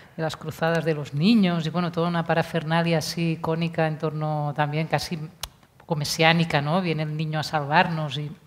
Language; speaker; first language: Spanish; non-native, local second language; Catalan